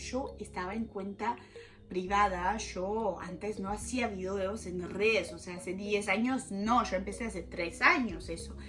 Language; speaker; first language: Spanish; non-native, fluent; French